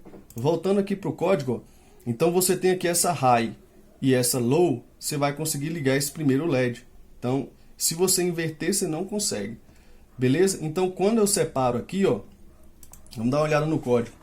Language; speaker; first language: Portuguese; native; Portuguese